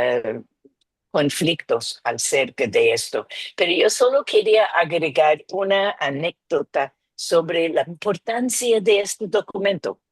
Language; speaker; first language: Spanish; non-native, fluent; English